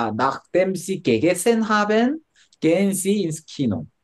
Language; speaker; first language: German; non-native, fluent; Korean